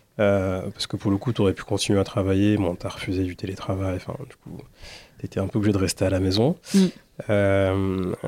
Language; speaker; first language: French; early bilingual, other home language; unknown